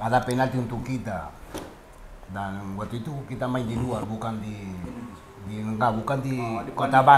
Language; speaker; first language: Indonesian; non-native, fluent; Spanish